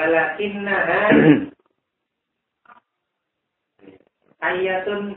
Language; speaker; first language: Arabic; non-native, learner; Indonesian